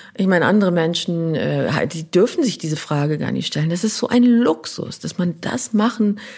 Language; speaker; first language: German; non-native, local second language; French